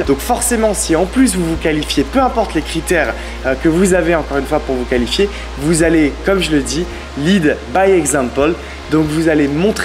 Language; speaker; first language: French; native; French